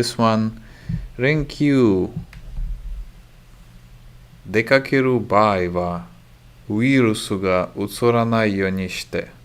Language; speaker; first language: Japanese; non-native, learner; English